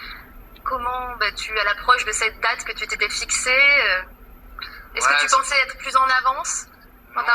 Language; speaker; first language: French; native; French